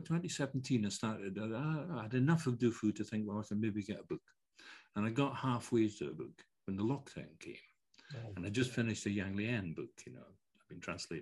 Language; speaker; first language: English; early bilingual, other home language; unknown